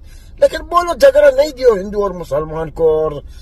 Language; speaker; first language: Hindi; non-native, learner; Arabic